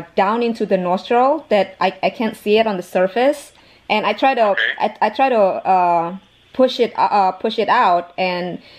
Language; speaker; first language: English; non-native, fluent; Indonesian